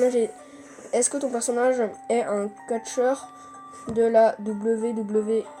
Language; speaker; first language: French; native; French